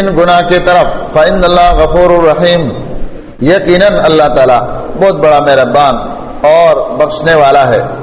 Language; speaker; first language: Urdu; non-native, local second language; Pashto